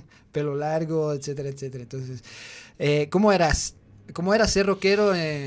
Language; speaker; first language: Spanish; native; Spanish